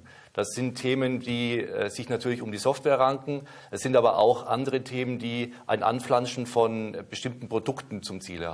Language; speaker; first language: German; native; German